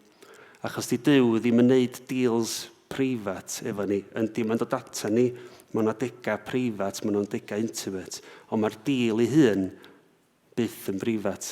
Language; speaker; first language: Welsh; native; Welsh